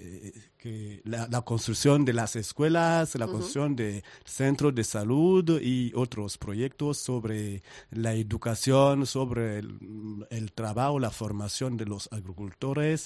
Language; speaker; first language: Spanish; non-native, learner; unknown